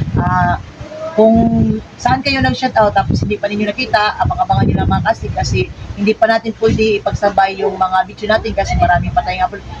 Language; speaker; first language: Filipino; non-native, local second language; Cebuano